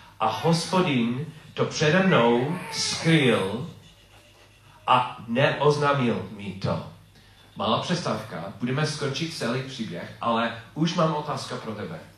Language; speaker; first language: Czech; non-native, fluent; English